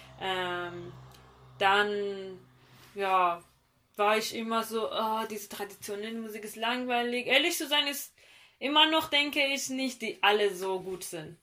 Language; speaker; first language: German; non-native, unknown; Persian